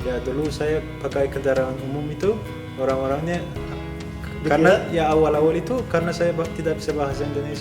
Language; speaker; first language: Indonesian; non-native, fluent; Turkmen